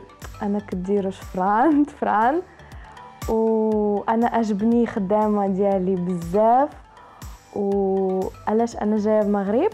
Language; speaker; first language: Arabic; non-native, learner; Russian